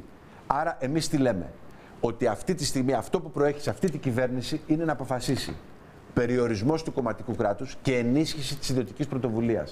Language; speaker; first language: Greek; native; Greek